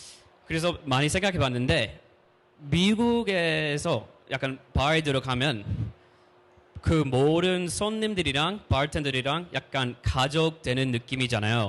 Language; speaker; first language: Korean; non-native, fluent; English